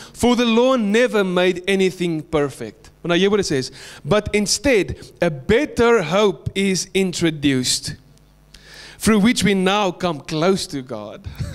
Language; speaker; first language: English; non-native, local second language; Afrikaans